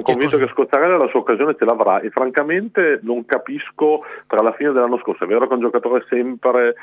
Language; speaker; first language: Italian; native; Italian